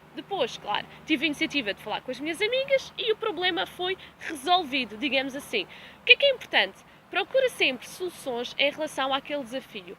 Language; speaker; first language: Portuguese; native; Portuguese